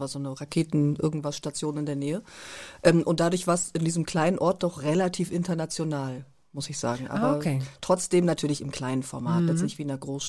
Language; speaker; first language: German; early bilingual, other home language; Turkish